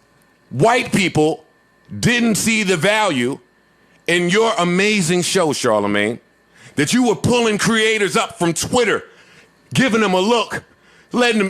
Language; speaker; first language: English; native; English